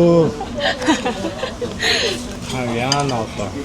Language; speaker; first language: Mongolian; non-native, fluent; Korean